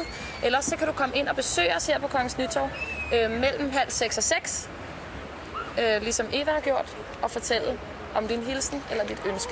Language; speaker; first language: Danish; native; Danish